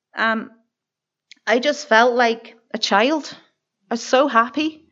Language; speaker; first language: English; native; English